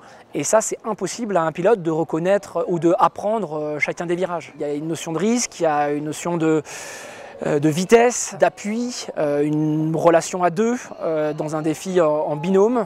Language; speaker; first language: French; native; French